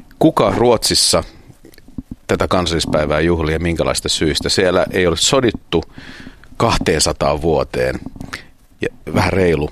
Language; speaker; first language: Finnish; native; Finnish